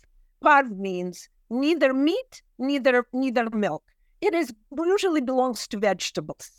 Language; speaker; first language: English; non-native, fluent; Russian